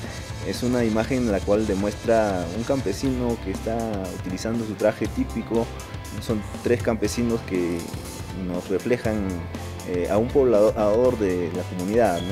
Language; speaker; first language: Spanish; native; Spanish